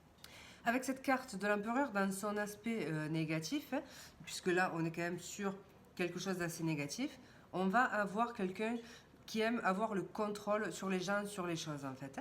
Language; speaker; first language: French; native; French